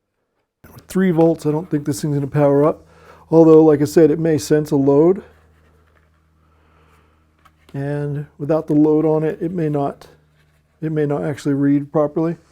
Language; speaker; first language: English; native; English